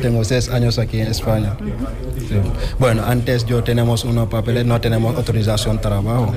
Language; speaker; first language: Spanish; non-native, learner; Wolof